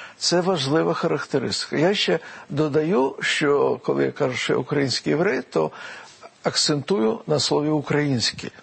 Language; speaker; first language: Ukrainian; non-native, local second language; Russian